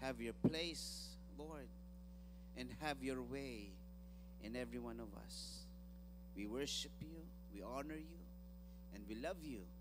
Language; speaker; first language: English; non-native, local second language; Filipino